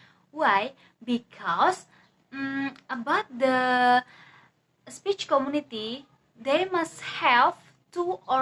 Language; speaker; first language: English; non-native, learner; Indonesian